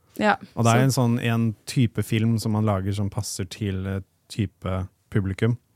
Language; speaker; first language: Norwegian; native; Norwegian